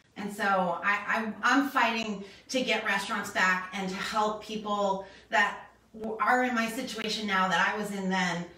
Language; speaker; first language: English; native; English